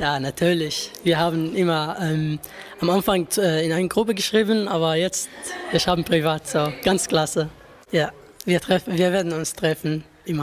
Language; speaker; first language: German; non-native, learner; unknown